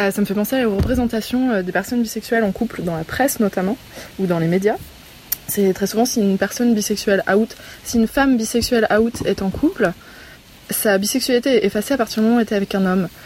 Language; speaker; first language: French; native; French